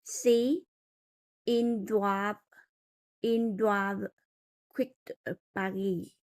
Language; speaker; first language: French; non-native, learner; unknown